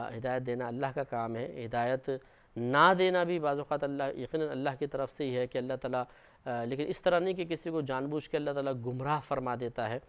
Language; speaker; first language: Urdu; native; Urdu